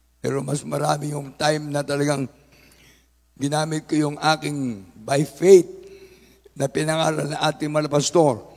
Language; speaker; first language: Filipino; native; Filipino